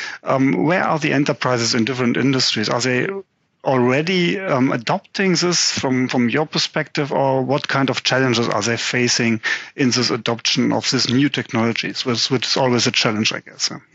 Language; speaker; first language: English; non-native, fluent; German